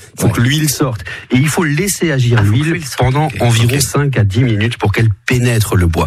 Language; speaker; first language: French; native; French